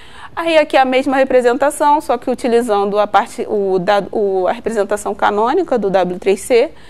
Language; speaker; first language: Portuguese; native; Portuguese